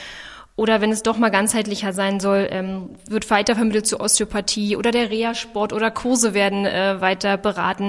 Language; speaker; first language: German; native; German